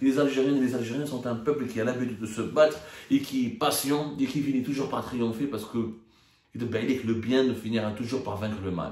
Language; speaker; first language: French; non-native, local second language; Arabic